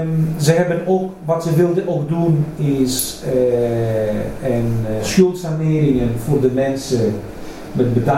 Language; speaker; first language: Dutch; non-native, fluent; Greek